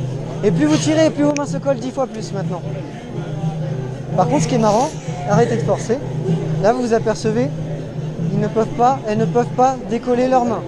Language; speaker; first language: French; native; French